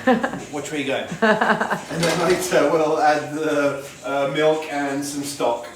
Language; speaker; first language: English; native; English